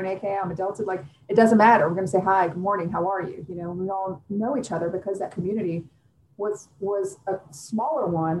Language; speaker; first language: English; native; English